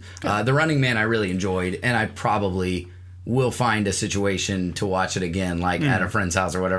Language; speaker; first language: English; native; English